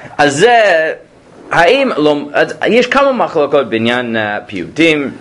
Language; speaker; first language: Hebrew; non-native, fluent; English